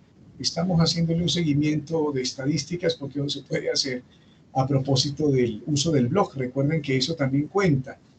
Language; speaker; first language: Spanish; native; Spanish